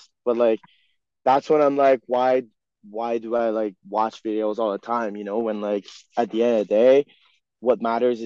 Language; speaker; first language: English; non-native, fluent; French